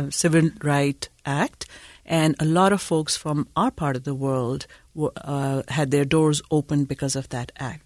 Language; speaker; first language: English; non-native, local second language; Urdu